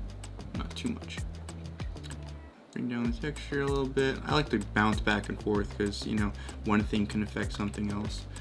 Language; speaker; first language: English; native; English